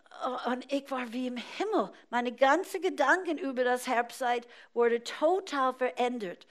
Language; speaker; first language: German; non-native, fluent; English